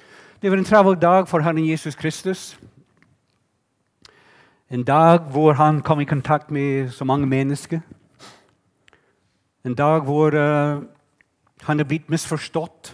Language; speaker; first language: Norwegian; non-native, fluent; English